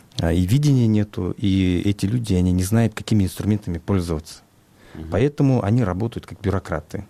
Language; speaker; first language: Russian; non-native, local second language; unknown